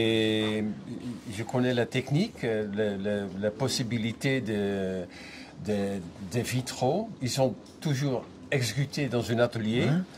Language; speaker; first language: French; non-native, fluent; Dutch